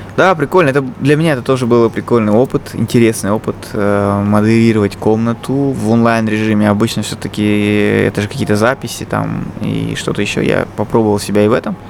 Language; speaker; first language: Russian; native; Russian